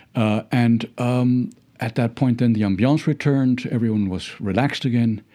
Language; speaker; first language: English; early bilingual, other home language; Spanish